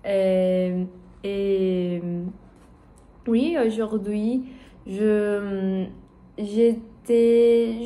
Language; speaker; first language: French; non-native, learner; Portuguese